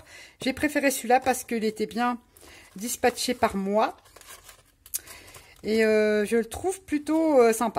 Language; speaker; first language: French; native; French